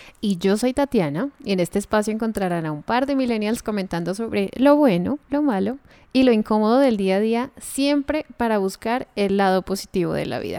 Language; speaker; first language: Spanish; native; Spanish